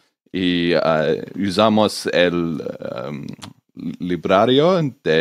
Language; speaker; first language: Spanish; non-native, learner; English